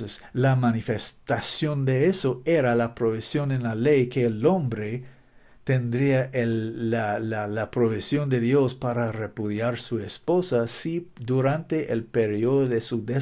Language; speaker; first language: Spanish; non-native, learner; English